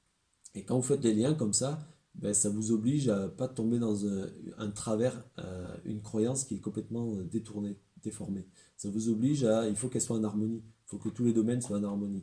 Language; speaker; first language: French; native; French